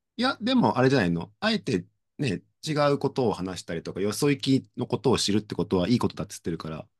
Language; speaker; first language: Japanese; native; Japanese